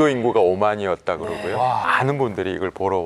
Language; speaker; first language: Korean; native; Korean